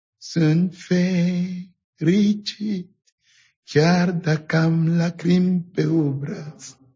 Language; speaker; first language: Romanian; non-native, fluent; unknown